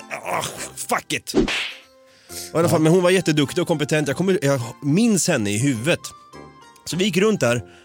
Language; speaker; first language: Swedish; native; Swedish